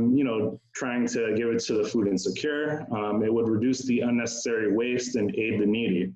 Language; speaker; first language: English; native; English